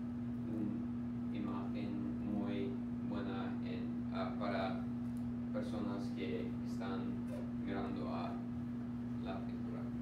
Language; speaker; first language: Spanish; non-native, learner; English